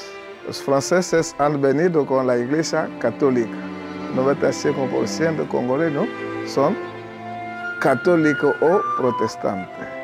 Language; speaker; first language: Spanish; non-native, learner; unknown